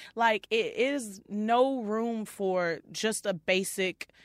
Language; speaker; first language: English; native; English